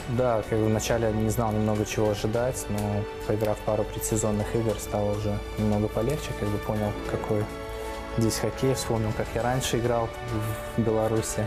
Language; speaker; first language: Russian; native; Russian